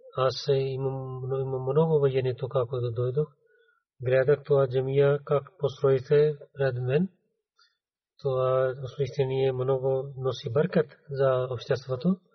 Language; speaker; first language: Bulgarian; non-native, fluent; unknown